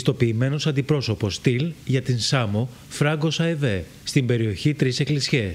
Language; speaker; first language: Greek; native; Greek